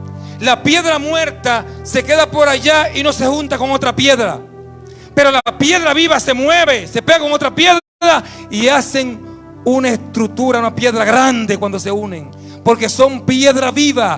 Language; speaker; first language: Spanish; native; Spanish